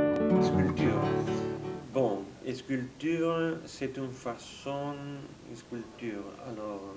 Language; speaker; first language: French; non-native, fluent; Spanish